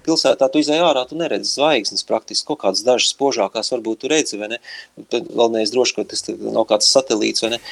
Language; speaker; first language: Latvian; native; Latvian